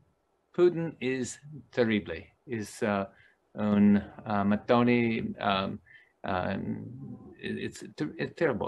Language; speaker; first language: Spanish; non-native, learner; English